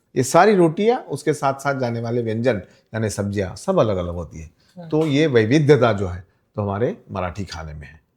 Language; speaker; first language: Hindi; non-native, local second language; Marathi